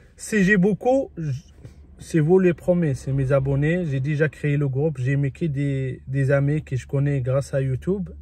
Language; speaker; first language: French; early bilingual, other home language; Spanish